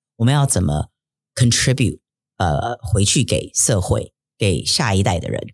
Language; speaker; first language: Chinese; early bilingual, heritage; Chinese